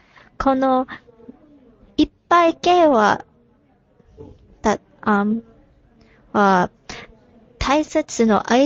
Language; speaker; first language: Japanese; non-native, learner; English